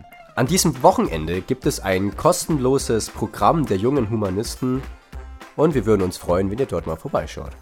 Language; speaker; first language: German; native; German